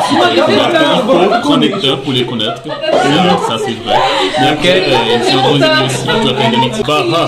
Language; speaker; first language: French; non-native, learner; Portuguese